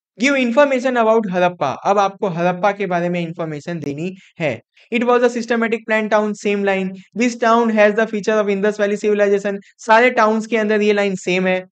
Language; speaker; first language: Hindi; non-native, local second language; Gujarati